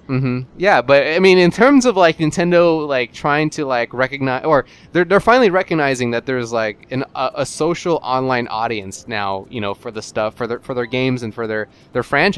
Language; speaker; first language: English; native; English